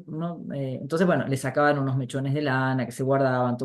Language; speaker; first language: Spanish; native; Spanish